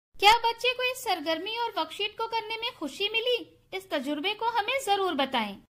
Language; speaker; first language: Urdu; native; Urdu